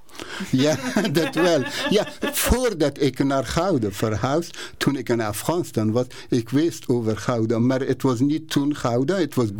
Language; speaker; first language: Dutch; non-native, learner; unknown